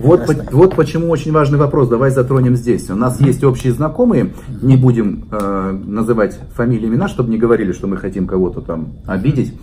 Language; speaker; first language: Russian; native; Russian